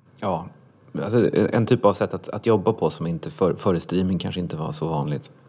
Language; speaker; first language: Swedish; native; Swedish